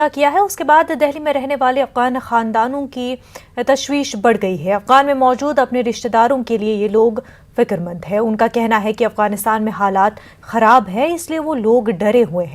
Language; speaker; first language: Hindi; non-native, local second language; Urdu